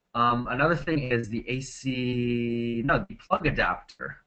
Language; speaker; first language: English; native; English